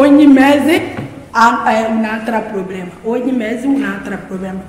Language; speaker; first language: Italian; non-native, learner; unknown